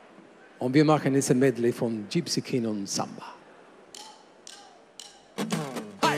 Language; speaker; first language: German; non-native, fluent; Spanish